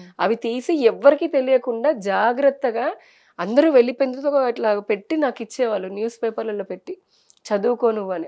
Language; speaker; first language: Telugu; native; Telugu